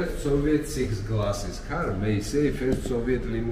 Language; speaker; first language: English; non-native, learner; Georgian